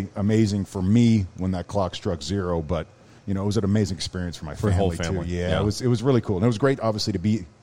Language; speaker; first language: English; native; English